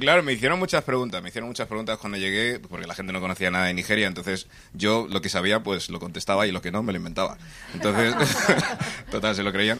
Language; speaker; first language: Spanish; early bilingual, other home language; English